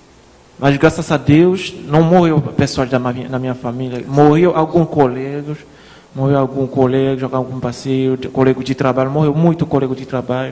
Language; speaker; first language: Portuguese; non-native, fluent; Haitian Creole